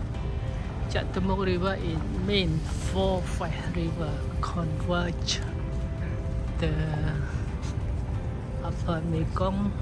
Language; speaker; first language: English; non-native, learner; Khmer